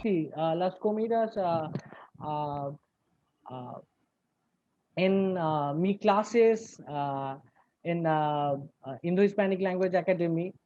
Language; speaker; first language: Spanish; non-native, learner; Bangla